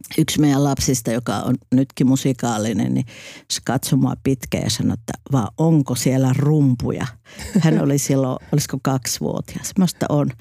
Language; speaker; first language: Finnish; native; Finnish